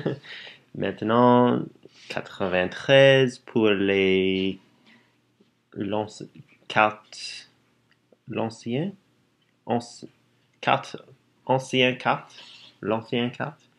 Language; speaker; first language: French; non-native, learner; English